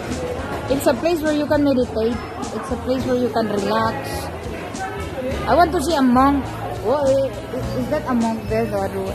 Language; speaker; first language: English; non-native, local second language; Filipino